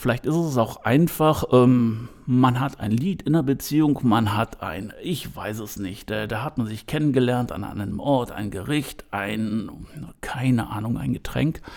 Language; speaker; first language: German; native; German